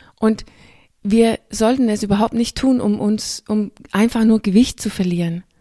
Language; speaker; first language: German; non-native, fluent; Danish